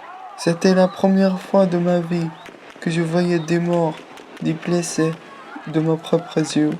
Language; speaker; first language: French; non-native, fluent; Arabic